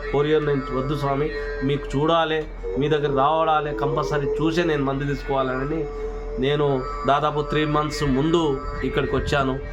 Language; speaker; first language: Telugu; non-native, local second language; Lambadi